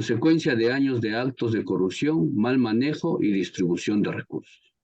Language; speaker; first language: Spanish; native; Spanish